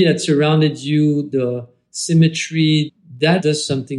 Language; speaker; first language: English; non-native, fluent; French